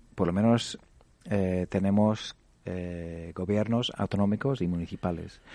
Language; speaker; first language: Spanish; non-native, fluent; English